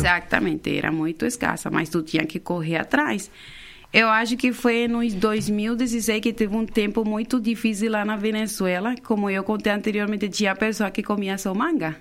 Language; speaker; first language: Portuguese; non-native, fluent; Spanish